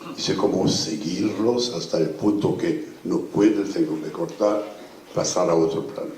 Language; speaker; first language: Spanish; non-native, fluent; French